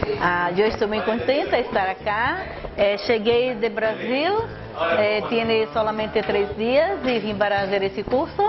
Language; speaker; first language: Spanish; non-native, learner; Portuguese